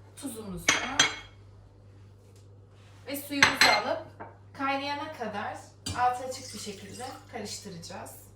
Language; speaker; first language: Turkish; native; Turkish